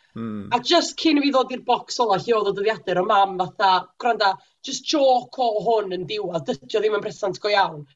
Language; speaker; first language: Welsh; native; Welsh